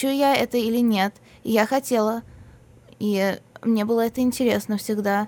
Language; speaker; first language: Russian; early bilingual, heritage; Russian